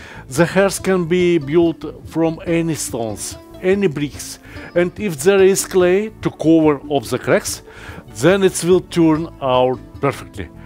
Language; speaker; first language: English; non-native, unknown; Russian